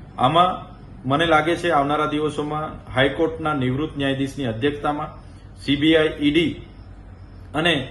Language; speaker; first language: Gujarati; non-native, local second language; Vasavi